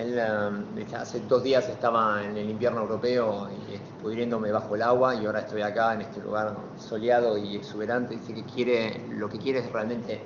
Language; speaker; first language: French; non-native, fluent; Spanish